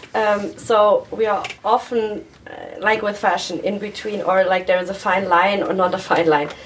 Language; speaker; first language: English; non-native, fluent; German